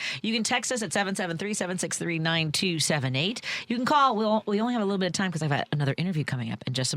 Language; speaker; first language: English; native; English